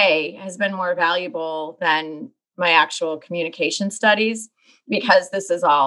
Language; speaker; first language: English; native; English